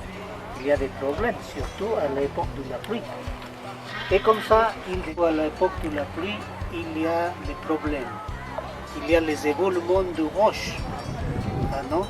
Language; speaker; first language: French; non-native, fluent; Spanish